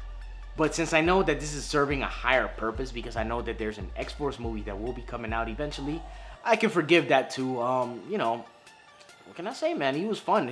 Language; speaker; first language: English; native; English